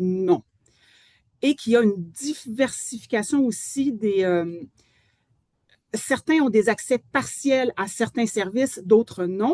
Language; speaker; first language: French; native; French